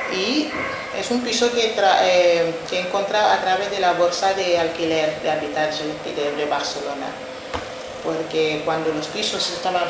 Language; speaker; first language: Spanish; non-native, fluent; Wolof